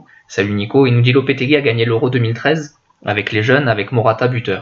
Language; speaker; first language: French; native; French